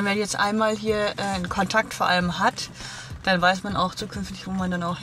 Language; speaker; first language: German; native; German